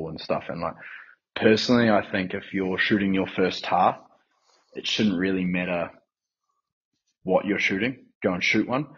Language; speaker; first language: English; native; English